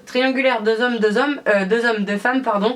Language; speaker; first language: French; native; French